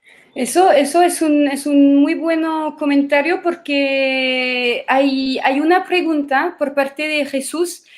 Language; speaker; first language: Spanish; non-native, fluent; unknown